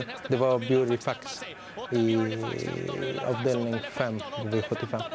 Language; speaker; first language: Swedish; non-native, learner; Arabic